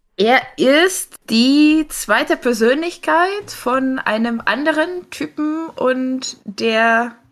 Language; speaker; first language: German; non-native, fluent; Czech